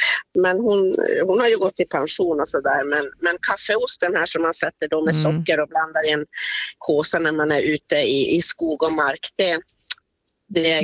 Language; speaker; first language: Swedish; native; Swedish